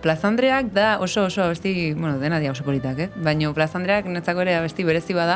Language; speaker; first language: Basque; native; Basque